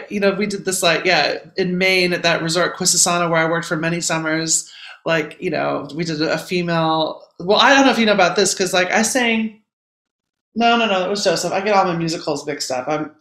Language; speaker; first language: English; native; English